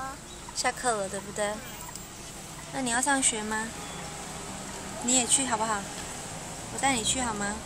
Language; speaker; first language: Chinese; native; Chinese